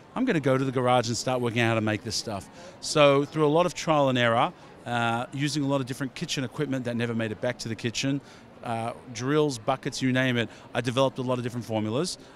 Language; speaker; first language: English; native; English